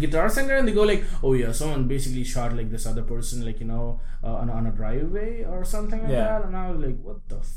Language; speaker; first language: English; non-native, local second language; Hindi